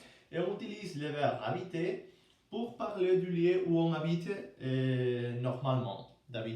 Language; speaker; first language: French; non-native, fluent; Spanish